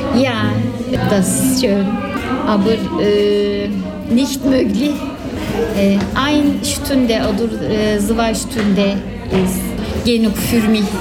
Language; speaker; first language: German; non-native, learner; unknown